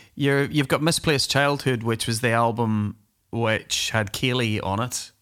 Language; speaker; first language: English; native; English